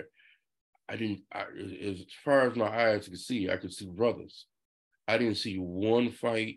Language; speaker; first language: English; native; English